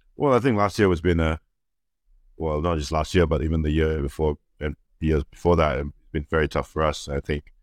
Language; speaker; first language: English; early bilingual, other home language; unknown